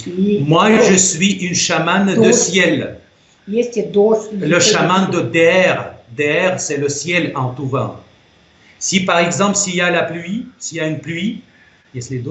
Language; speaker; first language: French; non-native, fluent; Russian